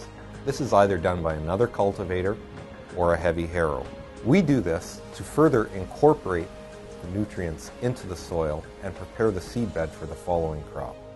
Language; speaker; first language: English; native; English